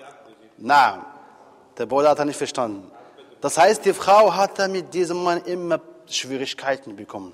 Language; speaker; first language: German; non-native, fluent; Arabic